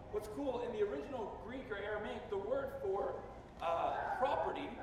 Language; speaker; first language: English; native; English